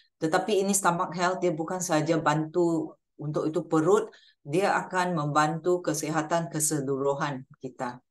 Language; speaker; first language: Malay; native; Malay